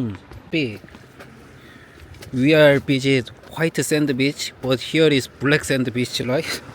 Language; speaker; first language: English; non-native, learner; Korean